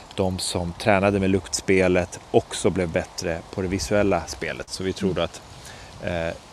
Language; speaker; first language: Swedish; native; Swedish